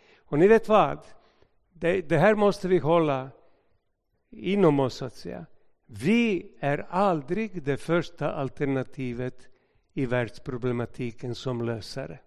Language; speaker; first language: Swedish; non-native, fluent; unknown